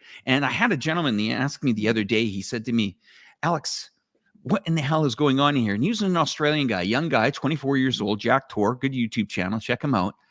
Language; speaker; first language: English; native; English